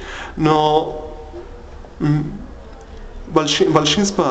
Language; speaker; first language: Russian; non-native, learner; Spanish